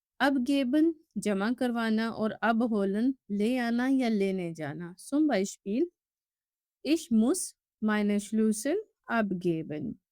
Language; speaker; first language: Urdu; native; Urdu